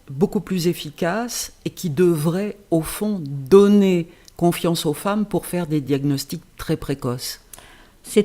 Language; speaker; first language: French; native; French